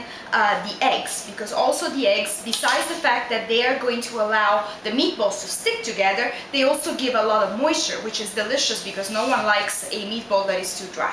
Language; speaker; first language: English; non-native, fluent; Italian